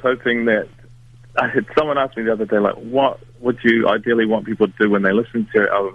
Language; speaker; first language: English; native; English